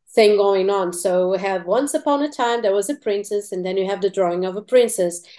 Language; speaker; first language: English; non-native, fluent; Portuguese